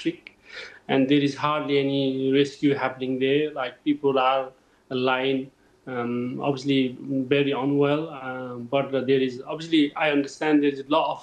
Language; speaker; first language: English; non-native, local second language; Nepali